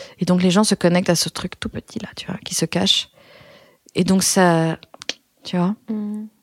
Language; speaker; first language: French; early bilingual, other home language; Persian